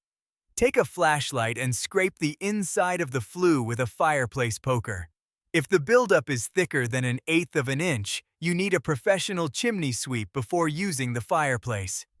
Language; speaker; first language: English; native; English